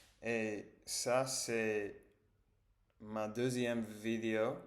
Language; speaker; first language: French; non-native, learner; English